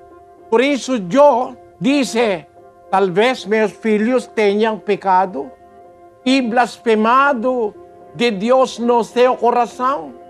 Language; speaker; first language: Portuguese; non-native, learner; Filipino